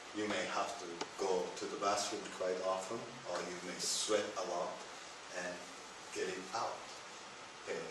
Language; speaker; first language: English; non-native, fluent; Japanese